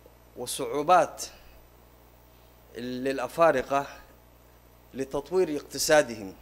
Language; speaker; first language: Arabic; non-native, local second language; Somali